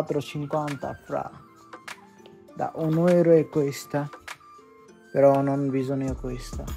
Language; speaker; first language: Italian; non-native, learner; Bangla